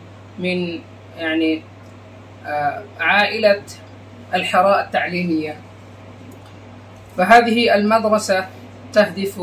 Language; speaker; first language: Arabic; non-native, fluent; Bangla